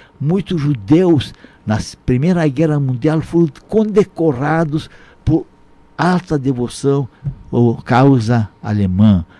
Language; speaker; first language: Portuguese; non-native, fluent; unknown